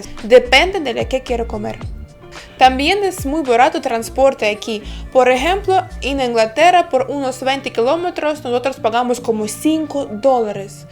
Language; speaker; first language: Spanish; non-native, fluent; Ukrainian